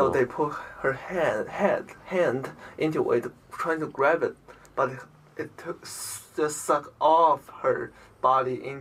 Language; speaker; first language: English; non-native, learner; Chinese